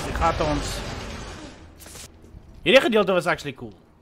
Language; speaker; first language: English; non-native, local second language; Afrikaans